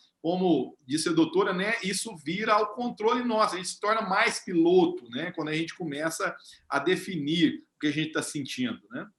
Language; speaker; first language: Portuguese; native; Portuguese